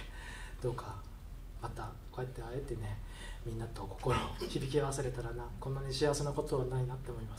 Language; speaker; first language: Japanese; native; Japanese